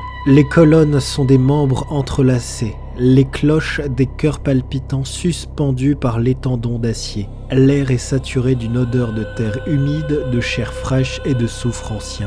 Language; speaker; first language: French; native; French